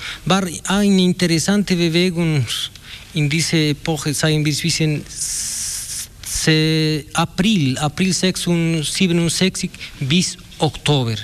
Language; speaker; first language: German; non-native, learner; Spanish